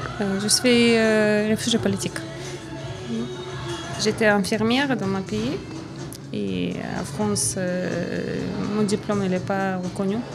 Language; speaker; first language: French; non-native, learner; Avaric